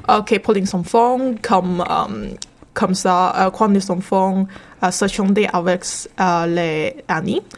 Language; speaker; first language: French; non-native, learner; Chinese